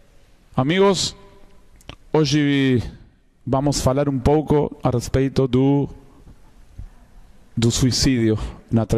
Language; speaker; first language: Portuguese; non-native, fluent; Spanish